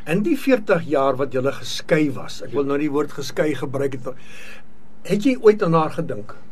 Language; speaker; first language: Afrikaans; native; Afrikaans